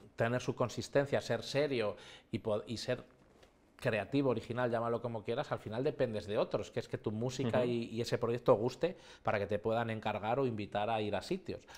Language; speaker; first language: Spanish; native; Spanish